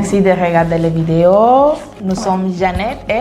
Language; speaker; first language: French; non-native, fluent; Spanish